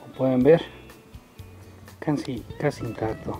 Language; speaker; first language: Spanish; native; Spanish